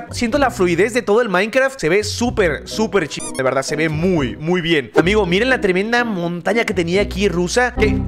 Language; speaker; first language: Spanish; native; Spanish